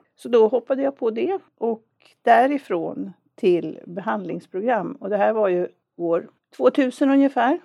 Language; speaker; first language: Swedish; native; Swedish